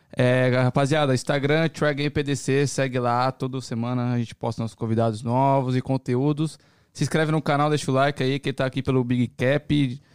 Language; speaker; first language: Portuguese; native; Portuguese